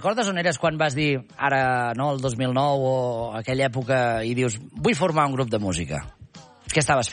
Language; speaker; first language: Catalan; native; Catalan